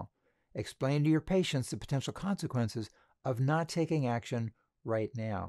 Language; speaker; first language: English; native; English